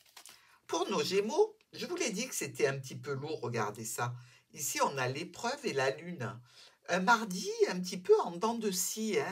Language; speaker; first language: French; native; French